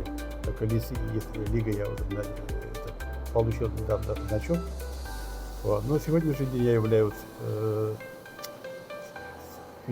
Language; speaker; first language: Russian; non-native, local second language; Tatar